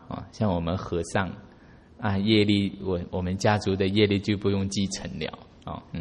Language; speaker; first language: Chinese; native; Chinese